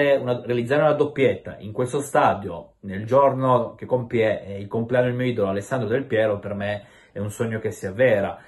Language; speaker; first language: Italian; native; Italian